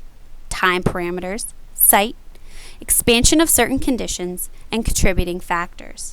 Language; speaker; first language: English; native; English